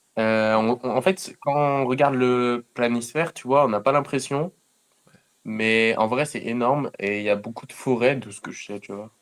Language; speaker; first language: French; native; French